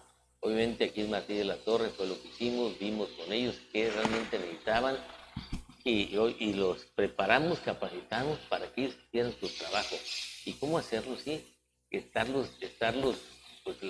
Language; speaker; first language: Spanish; native; Spanish